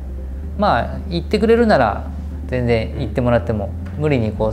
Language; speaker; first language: Japanese; native; Japanese